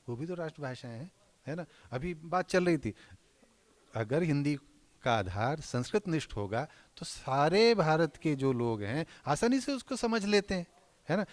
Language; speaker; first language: Hindi; non-native, local second language; Marathi